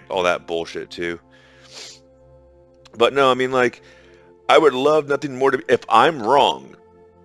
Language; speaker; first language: English; native; English